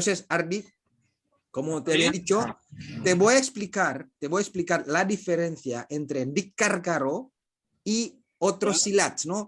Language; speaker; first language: Spanish; non-native, fluent; Indonesian